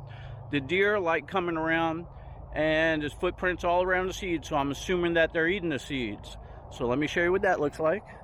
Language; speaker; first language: English; native; English